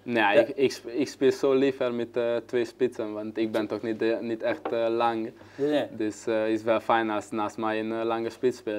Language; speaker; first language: Dutch; non-native, learner; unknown